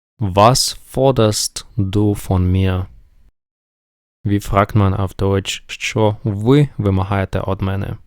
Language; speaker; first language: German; non-native, fluent; Ukrainian